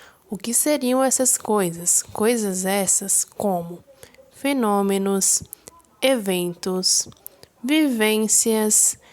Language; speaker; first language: Portuguese; native; Portuguese